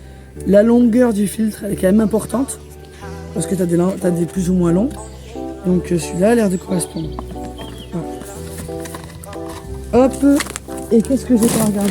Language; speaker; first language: French; native; French